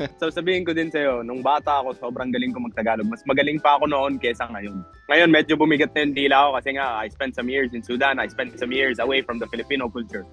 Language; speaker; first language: Filipino; non-native, fluent; Arabic